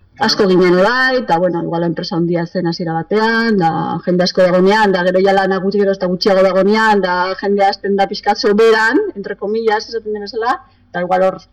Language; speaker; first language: Basque; non-native, local second language; Spanish